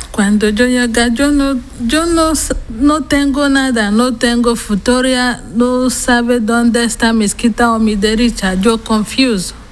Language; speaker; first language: Spanish; non-native, learner; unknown